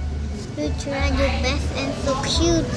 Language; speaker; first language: English; non-native, learner; Khmer